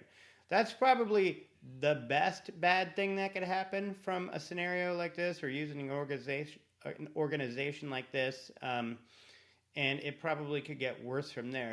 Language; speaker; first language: English; native; English